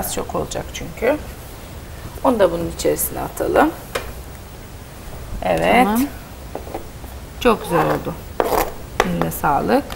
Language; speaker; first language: Turkish; native; Turkish